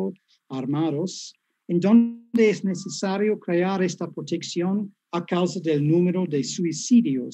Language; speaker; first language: Spanish; non-native, fluent; English